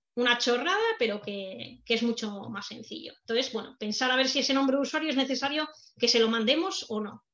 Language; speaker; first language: Spanish; native; Spanish